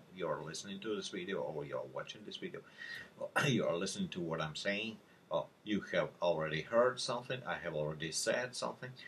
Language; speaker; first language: English; non-native, fluent; Russian